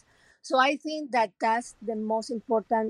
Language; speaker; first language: English; non-native, fluent; Spanish